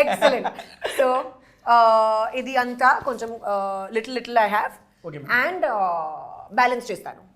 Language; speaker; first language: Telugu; non-native, fluent; Hindi